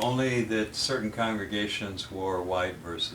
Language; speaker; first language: English; native; English